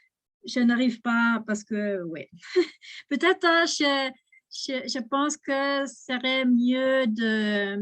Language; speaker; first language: French; non-native, learner; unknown